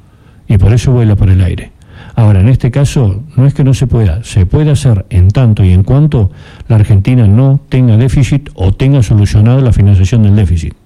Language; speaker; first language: Spanish; native; Spanish